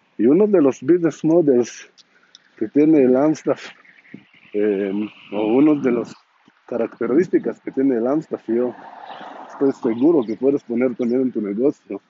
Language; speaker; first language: Spanish; non-native, learner; Hebrew